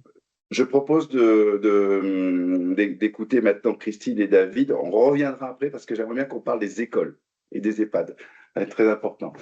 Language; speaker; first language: French; native; French